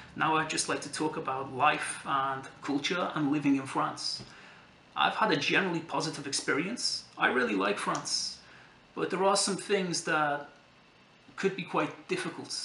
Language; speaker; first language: English; native; English